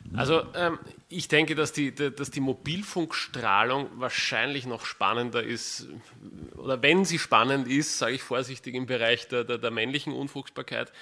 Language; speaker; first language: German; native; German